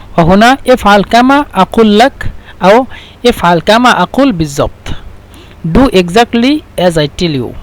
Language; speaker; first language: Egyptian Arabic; non-native, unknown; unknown